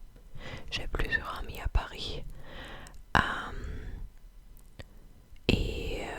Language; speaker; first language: French; non-native, fluent; English